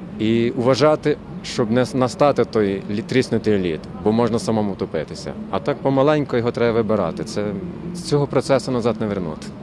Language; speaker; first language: Ukrainian; native; Ukrainian